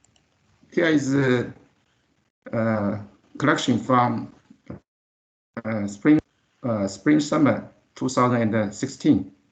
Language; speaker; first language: English; non-native, learner; Chinese